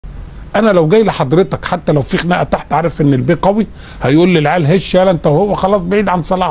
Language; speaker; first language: Arabic; native; Arabic